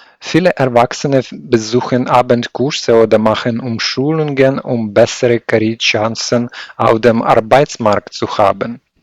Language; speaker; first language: German; non-native, learner; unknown